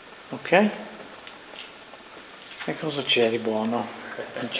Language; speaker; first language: Italian; non-native, learner; English